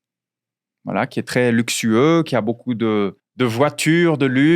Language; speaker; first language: French; non-native, fluent; Portuguese